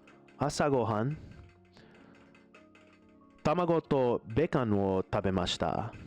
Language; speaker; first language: Japanese; non-native, learner; English